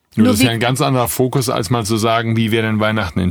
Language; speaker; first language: German; native; German